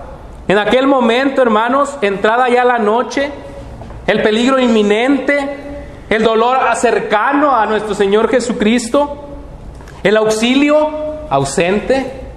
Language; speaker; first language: Spanish; native; Spanish